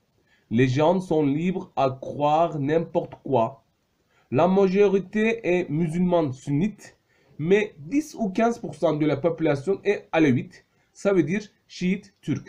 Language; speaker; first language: French; non-native, fluent; Turkish